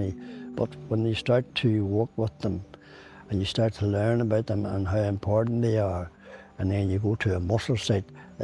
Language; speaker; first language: English; native; English